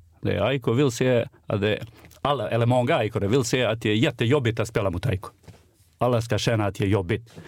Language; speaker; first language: Swedish; non-native, fluent; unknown